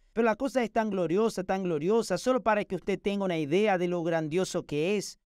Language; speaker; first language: Spanish; non-native, fluent; Portuguese